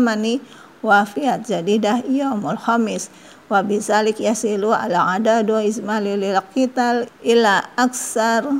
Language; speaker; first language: Arabic; non-native, fluent; Indonesian